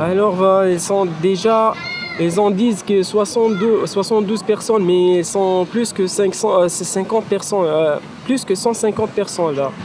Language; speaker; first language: French; non-native, local second language; Arabic